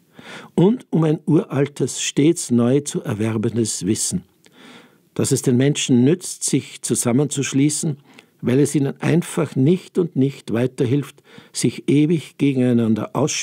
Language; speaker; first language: German; native; German